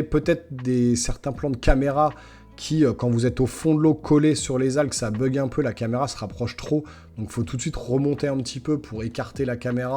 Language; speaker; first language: French; native; French